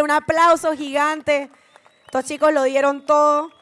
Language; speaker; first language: Spanish; native; Spanish